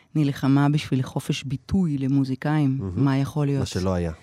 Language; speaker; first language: Hebrew; non-native, fluent; Azerbaijani